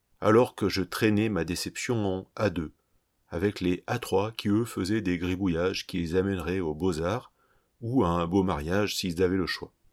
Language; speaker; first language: French; native; French